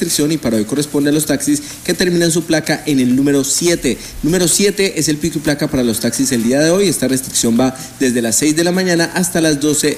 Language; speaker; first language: Spanish; native; Spanish